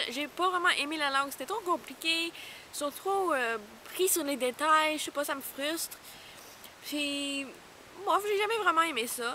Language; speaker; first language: French; non-native, local second language; English